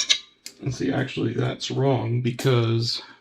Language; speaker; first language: English; native; English